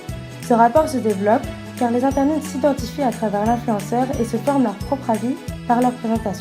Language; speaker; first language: French; native; French